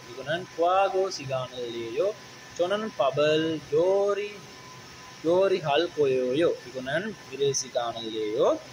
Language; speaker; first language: Korean; non-native, learner; Sinhala